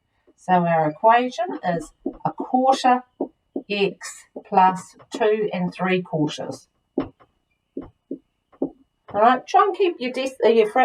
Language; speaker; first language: English; native; English